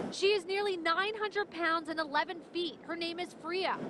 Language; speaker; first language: English; native; English